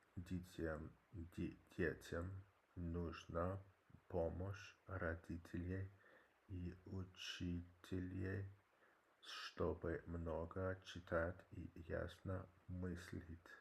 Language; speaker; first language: Russian; non-native, learner; English